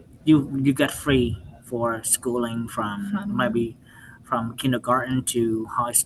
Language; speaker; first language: English; non-native, learner; Vietnamese